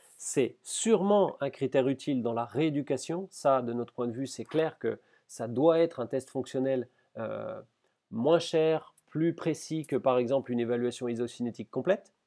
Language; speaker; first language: French; native; French